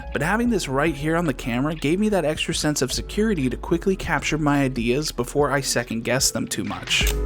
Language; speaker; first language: English; native; English